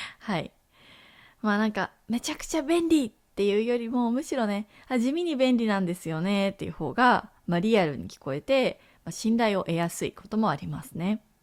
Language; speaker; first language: Japanese; native; Japanese